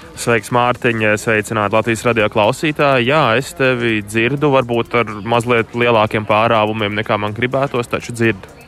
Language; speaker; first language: Latvian; native; Latvian